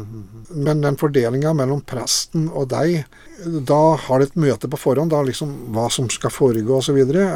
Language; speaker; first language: Norwegian; native; Norwegian